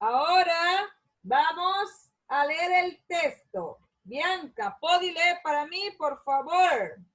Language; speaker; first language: Spanish; non-native, learner; Portuguese